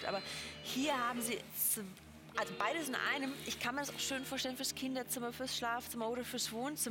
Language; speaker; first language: German; native; German